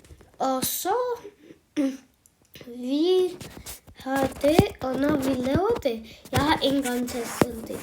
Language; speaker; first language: Danish; early bilingual, other home language; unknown